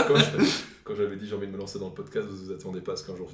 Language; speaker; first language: French; native; French